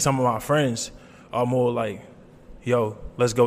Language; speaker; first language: English; native; English